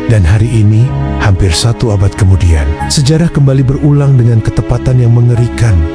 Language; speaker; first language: Indonesian; native; Indonesian